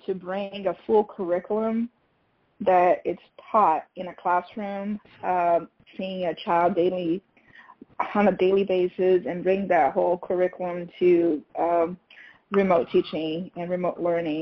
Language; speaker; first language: English; non-native, fluent; Portuguese